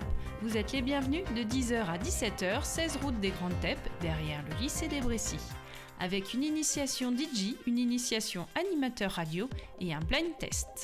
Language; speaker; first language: French; native; French